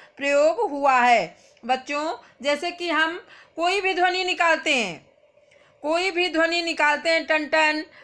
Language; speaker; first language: Hindi; native; Hindi